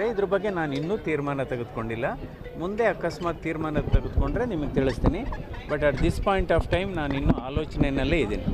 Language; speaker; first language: Kannada; native; Kannada